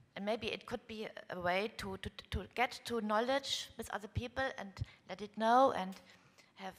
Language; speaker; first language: English; non-native, fluent; German